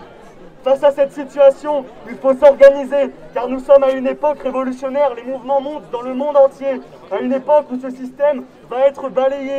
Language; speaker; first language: French; native; French